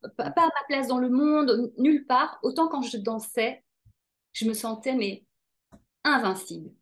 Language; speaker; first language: French; native; French